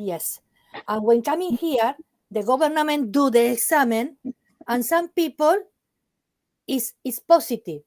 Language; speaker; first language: English; non-native, learner; Spanish